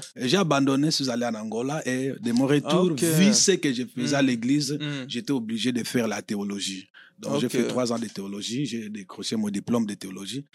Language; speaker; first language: French; non-native, local second language; Lingala